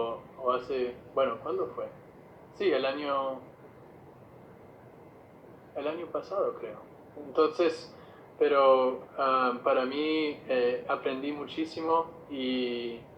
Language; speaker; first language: Spanish; non-native, fluent; English